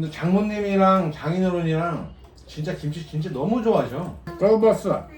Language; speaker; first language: Korean; native; Korean